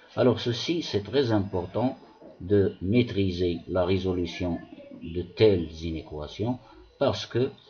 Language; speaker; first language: French; non-native, local second language; Arabic